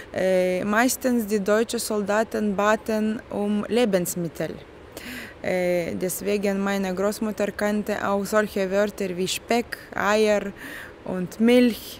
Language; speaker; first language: German; non-native, fluent; Lithuanian